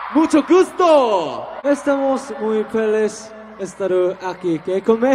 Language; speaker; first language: Spanish; non-native, learner; Korean